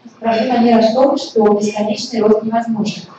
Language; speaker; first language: Russian; native; Russian